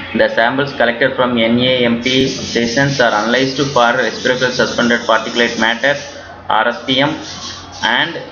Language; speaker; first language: English; non-native, local second language; Tamil